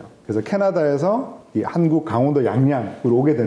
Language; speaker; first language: Korean; native; Korean